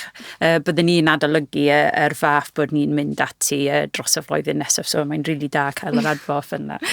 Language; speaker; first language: Welsh; non-native, fluent; English